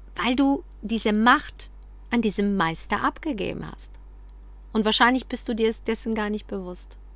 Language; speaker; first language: German; early bilingual, other home language; Polish